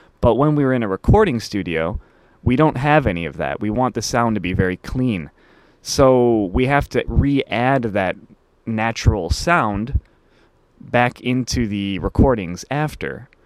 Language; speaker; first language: English; native; English